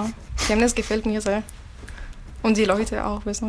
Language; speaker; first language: German; non-native, learner; Arabic